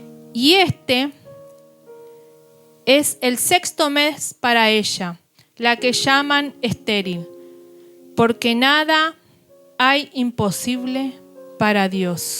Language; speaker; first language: Spanish; native; Spanish